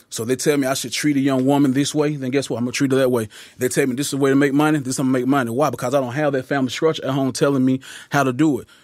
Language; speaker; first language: English; native; English